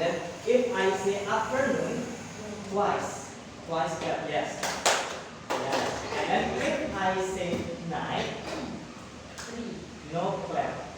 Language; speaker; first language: English; non-native, learner; Indonesian